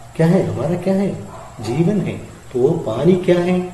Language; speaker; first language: Hindi; non-native, local second language; Malayalam